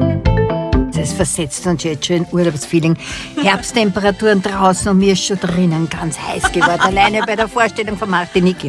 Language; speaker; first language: German; native; German